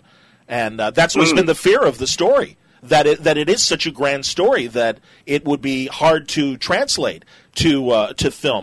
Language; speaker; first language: English; native; English